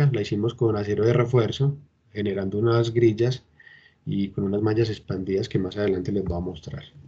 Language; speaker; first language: Spanish; native; Spanish